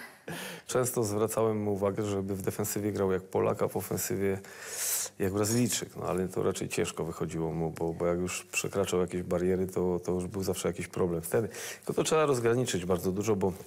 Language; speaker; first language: Polish; native; Polish